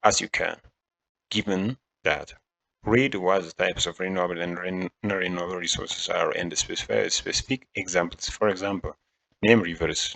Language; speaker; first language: English; non-native, local second language; Amharic